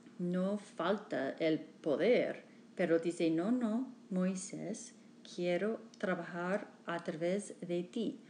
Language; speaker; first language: Spanish; non-native, learner; English